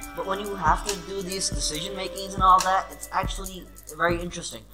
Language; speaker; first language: English; non-native, local second language; Urdu